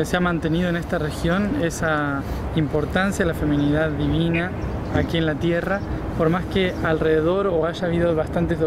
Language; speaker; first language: Spanish; native; Spanish